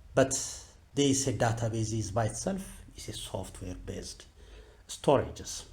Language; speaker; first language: English; non-native, local second language; Amharic